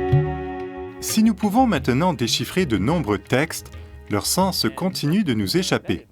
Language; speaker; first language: French; native; French